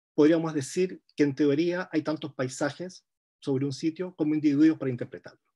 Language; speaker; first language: Spanish; native; Spanish